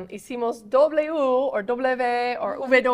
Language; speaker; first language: Spanish; non-native, fluent; English